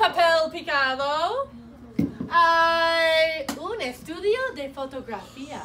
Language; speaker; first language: Spanish; non-native, fluent; English